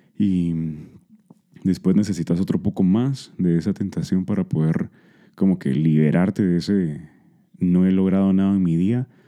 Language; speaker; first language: Spanish; early bilingual, heritage; Spanish